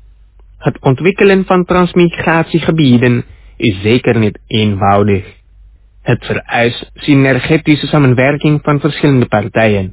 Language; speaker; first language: Dutch; non-native, fluent; Indonesian